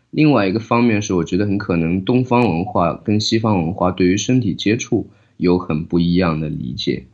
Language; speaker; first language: Chinese; native; Chinese